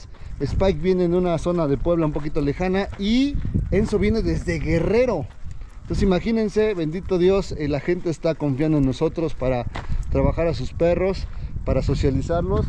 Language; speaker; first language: Spanish; native; Spanish